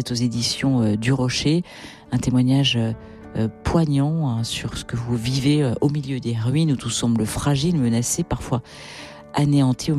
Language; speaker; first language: French; native; French